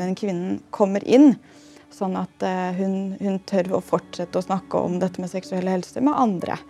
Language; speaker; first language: Norwegian; native; Norwegian